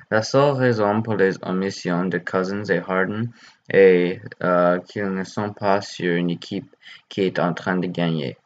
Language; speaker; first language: French; non-native, learner; English